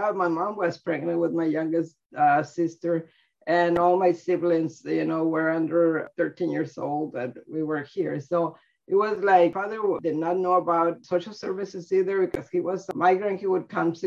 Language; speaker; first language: English; early bilingual, other home language; Spanish